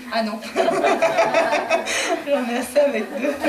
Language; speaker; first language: French; non-native, fluent; Spanish